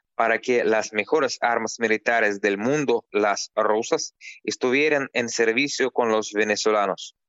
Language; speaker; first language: Spanish; non-native, fluent; Russian